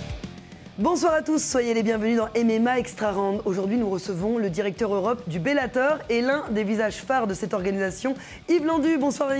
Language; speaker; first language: French; native; French